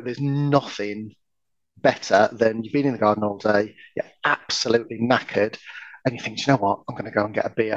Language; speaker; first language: English; native; English